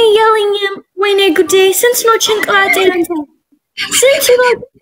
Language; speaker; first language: Amharic; non-native, learner; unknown